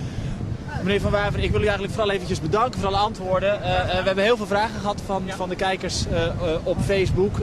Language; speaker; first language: Dutch; native; Dutch